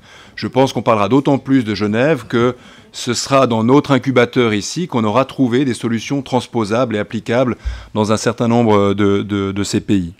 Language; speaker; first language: French; native; French